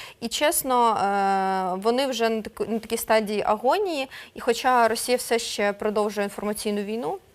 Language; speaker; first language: Ukrainian; non-native, local second language; Russian